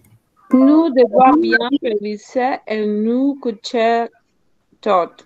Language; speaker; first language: French; non-native, learner; Spanish